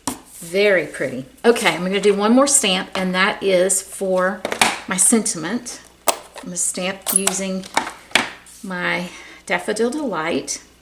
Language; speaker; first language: English; native; English